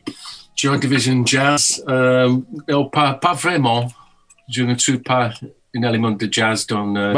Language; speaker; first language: French; non-native, fluent; English